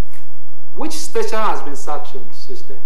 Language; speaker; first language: English; non-native, local second language; Yoruba